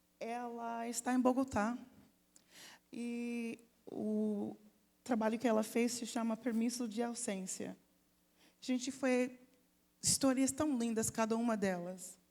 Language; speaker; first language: Portuguese; non-native, fluent; English